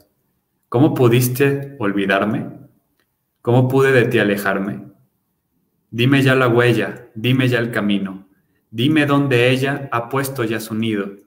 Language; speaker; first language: Spanish; native; Spanish